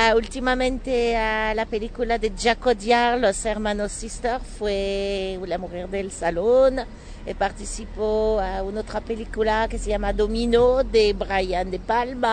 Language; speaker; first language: Spanish; non-native, fluent; French